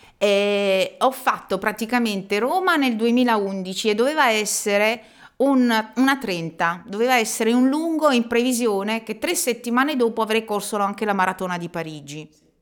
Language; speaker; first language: Italian; native; Italian